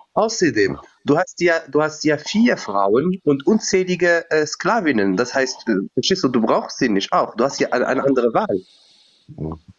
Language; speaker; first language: German; non-native, fluent; Berber languages